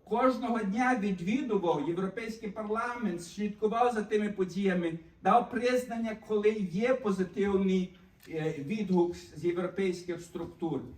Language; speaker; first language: Ukrainian; early bilingual, heritage; Ukrainian